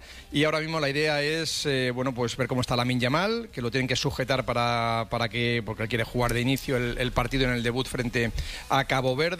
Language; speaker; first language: Spanish; native; Spanish